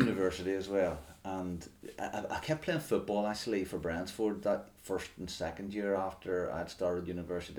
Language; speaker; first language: English; native; English